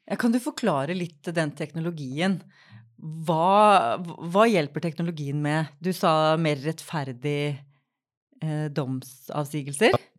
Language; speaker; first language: Norwegian; native; Norwegian